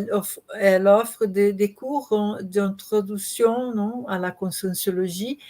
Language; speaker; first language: French; non-native, learner; Portuguese